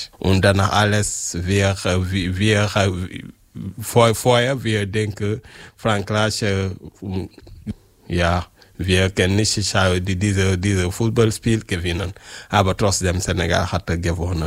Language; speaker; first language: German; non-native, learner; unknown